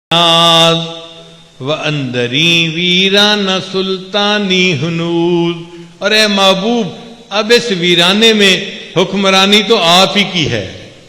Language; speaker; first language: Urdu; non-native, local second language; Punjabi